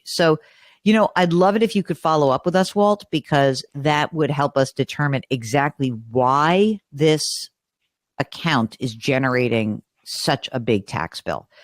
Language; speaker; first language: English; native; English